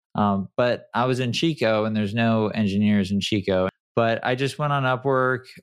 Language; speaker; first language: English; native; English